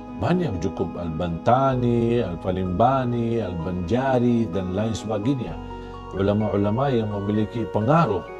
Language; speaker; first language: Indonesian; non-native, fluent; Arabic